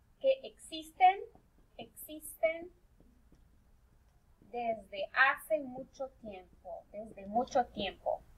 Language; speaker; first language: Spanish; early bilingual, heritage; Spanish